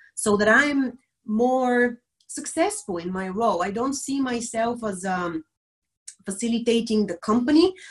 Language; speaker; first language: English; non-native, fluent; Bulgarian